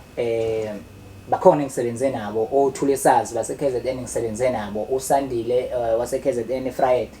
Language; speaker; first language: Zulu; native; Zulu